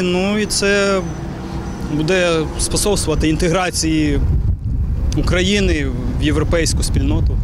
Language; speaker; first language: Ukrainian; non-native, local second language; Russian